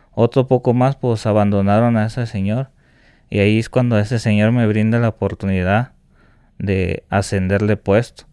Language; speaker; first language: Spanish; native; Spanish